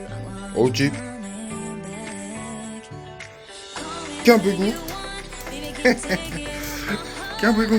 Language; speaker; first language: Japanese; native; Japanese